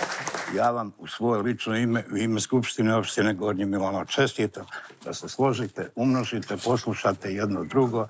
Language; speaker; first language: Serbian; native; Serbian